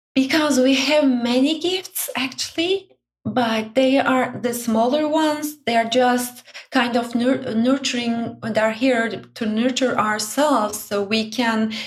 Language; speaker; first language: English; non-native, fluent; Turkish